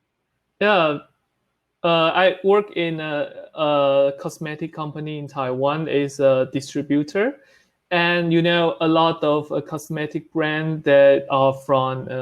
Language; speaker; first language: English; non-native, learner; Chinese